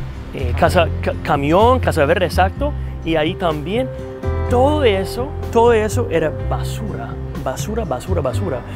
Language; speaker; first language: Spanish; non-native, fluent; English